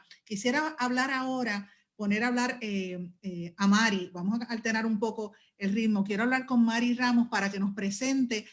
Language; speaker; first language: Spanish; native; Spanish